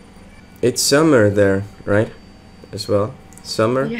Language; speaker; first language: English; non-native, learner; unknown